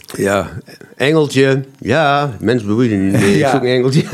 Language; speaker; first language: Dutch; native; Dutch